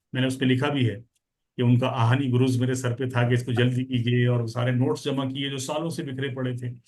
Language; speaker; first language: Urdu; native; Urdu